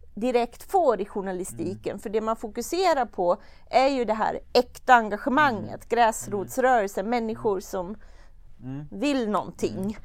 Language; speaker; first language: Swedish; early bilingual, other home language; German